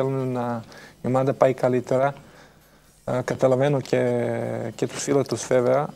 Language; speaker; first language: Greek; non-native, fluent; Serbian